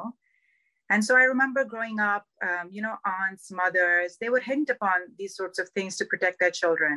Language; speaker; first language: English; non-native, local second language; Urdu